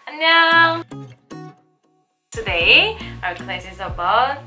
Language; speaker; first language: English; non-native, learner; Korean